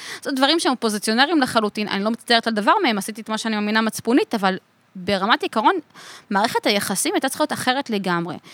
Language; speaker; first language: Hebrew; native; Hebrew